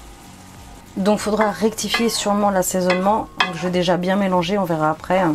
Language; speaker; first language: French; native; French